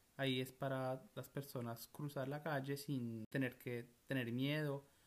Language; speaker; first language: Spanish; non-native, fluent; Italian